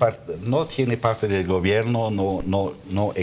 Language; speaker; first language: Spanish; non-native, fluent; German